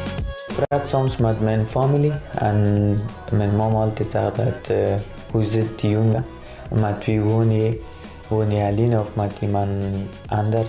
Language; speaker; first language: Dutch; early bilingual, other home language; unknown